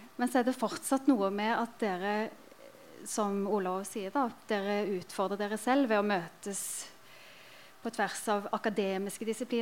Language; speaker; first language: Norwegian; native; Norwegian